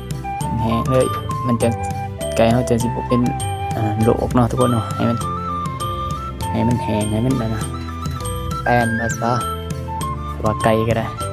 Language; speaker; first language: Thai; non-native, local second language; Northeastern Thai